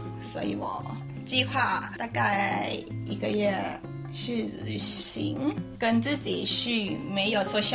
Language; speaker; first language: Chinese; non-native, learner; Thai